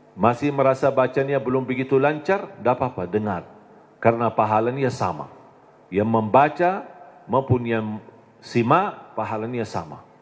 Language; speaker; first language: Indonesian; non-native, fluent; Arabic